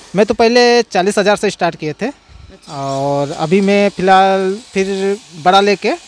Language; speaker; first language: Hindi; native; Hindi